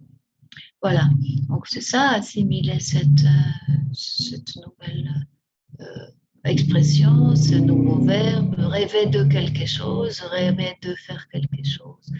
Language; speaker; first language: French; non-native, fluent; Spanish